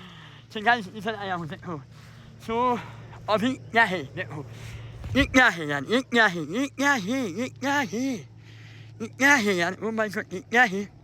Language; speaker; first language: Hindi; non-native, fluent; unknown